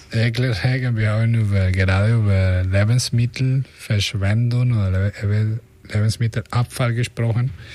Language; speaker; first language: German; non-native, fluent; Spanish